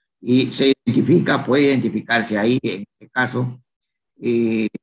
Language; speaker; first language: Spanish; native; Spanish